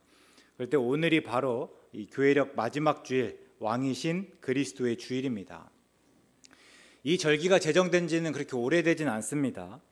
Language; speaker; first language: Korean; native; Korean